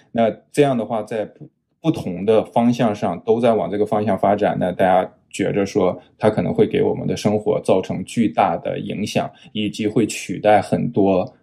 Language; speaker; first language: Chinese; native; Chinese